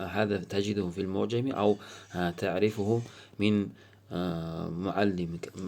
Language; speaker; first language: Arabic; non-native, fluent; Kazakh